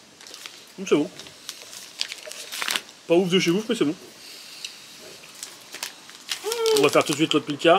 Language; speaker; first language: French; native; French